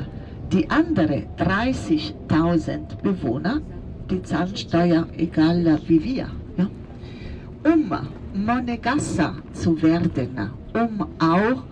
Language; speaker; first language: German; non-native, fluent; Italian